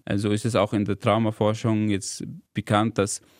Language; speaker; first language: German; non-native, fluent; Arabic